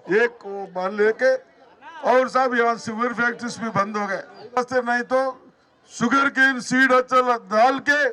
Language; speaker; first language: Hindi; non-native, local second language; Telugu